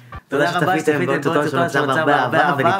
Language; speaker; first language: Hebrew; native; Hebrew